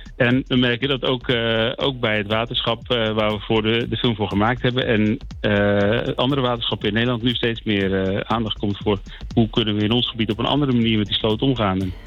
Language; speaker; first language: Dutch; native; Dutch